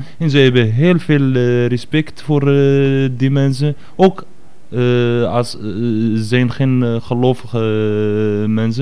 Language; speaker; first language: Dutch; non-native, fluent; Arabic